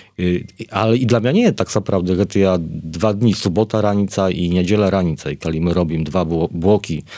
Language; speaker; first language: Polish; non-native, learner; Belarusian